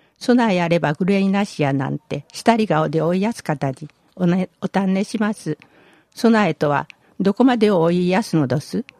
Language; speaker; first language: Japanese; native; Japanese